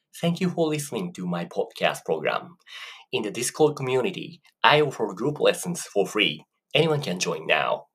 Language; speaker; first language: English; non-native, fluent; Japanese